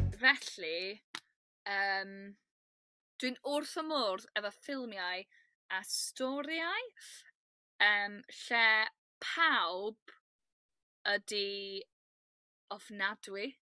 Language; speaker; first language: Welsh; non-native, learner; English